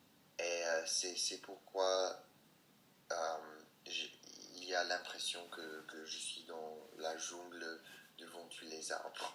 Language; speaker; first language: French; non-native, learner; English